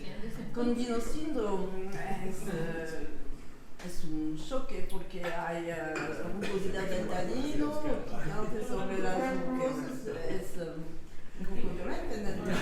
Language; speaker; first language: Spanish; non-native, learner; French